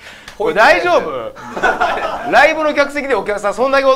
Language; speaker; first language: Japanese; native; Japanese